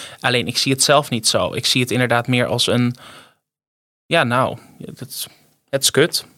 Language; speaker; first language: Dutch; native; Dutch